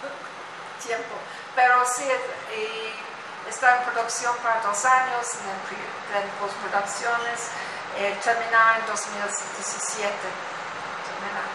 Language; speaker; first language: Spanish; non-native, learner; English